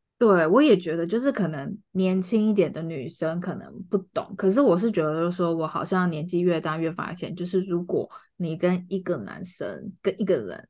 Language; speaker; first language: Chinese; native; Chinese